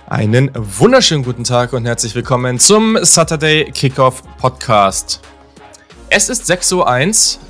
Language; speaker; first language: German; native; German